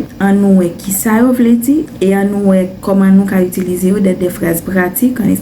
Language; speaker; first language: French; non-native, learner; Haitian Creole